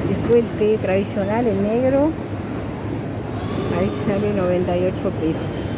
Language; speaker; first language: Spanish; native; Spanish